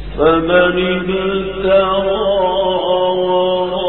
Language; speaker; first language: Arabic; native; Arabic